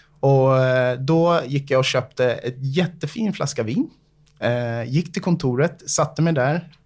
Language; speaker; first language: Swedish; early bilingual, other home language; English